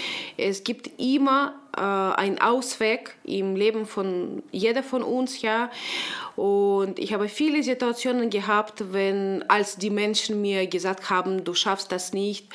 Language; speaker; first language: German; non-native, local second language; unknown